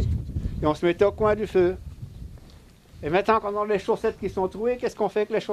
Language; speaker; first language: French; native; French